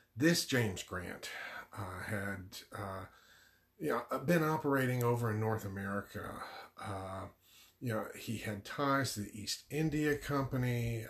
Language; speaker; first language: English; native; English